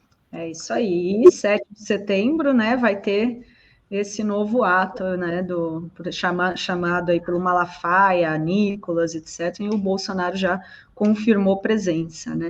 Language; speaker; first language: Portuguese; native; Portuguese